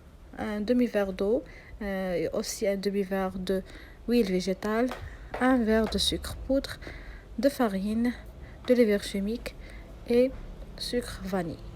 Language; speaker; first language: French; non-native, local second language; Arabic